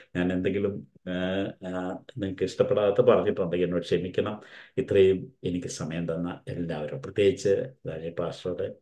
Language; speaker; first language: Malayalam; native; Malayalam